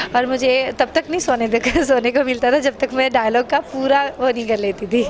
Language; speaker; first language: Hindi; native; Hindi